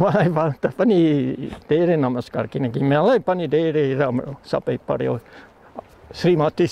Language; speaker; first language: Nepali; non-native, learner; German